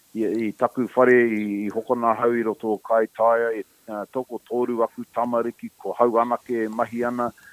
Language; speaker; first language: Māori; non-native, local second language; English